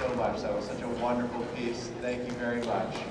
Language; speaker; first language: English; native; English